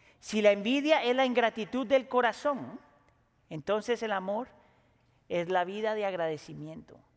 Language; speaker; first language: Spanish; native; Spanish